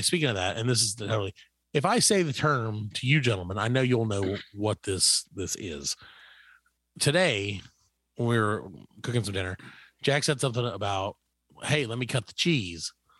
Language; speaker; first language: English; native; English